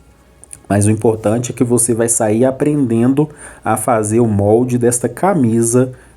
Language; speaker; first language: Portuguese; native; Portuguese